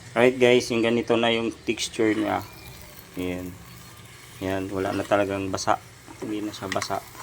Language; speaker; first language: Filipino; non-native, local second language; Cebuano